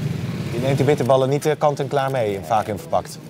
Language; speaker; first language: Dutch; native; Dutch